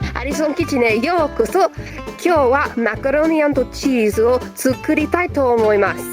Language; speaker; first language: Japanese; non-native, learner; English